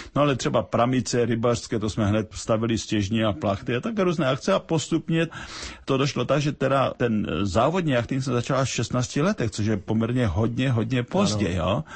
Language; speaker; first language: Czech; native; Czech